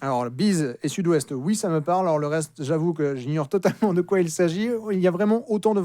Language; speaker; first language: French; native; French